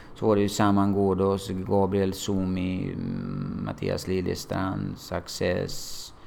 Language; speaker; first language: Swedish; non-native, fluent; Bosnian